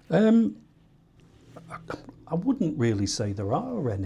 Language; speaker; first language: English; native; English